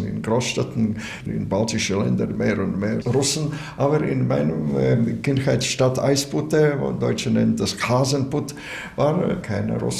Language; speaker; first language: German; non-native, fluent; Latvian